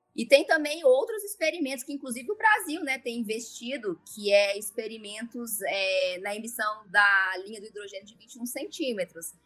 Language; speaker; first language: Portuguese; native; Portuguese